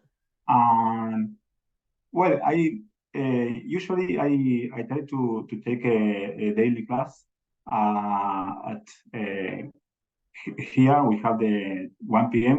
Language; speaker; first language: English; non-native, learner; Spanish